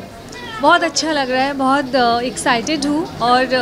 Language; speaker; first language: Hindi; native; Hindi